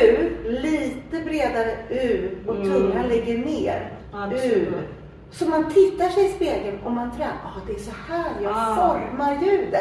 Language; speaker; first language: Swedish; native; Swedish